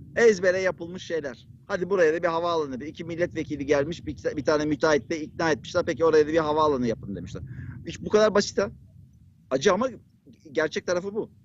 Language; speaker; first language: Turkish; native; Turkish